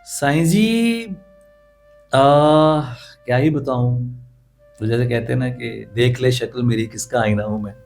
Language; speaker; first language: Urdu; non-native, local second language; Punjabi